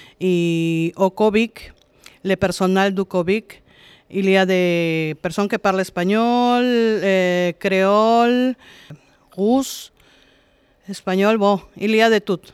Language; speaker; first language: French; non-native, fluent; Spanish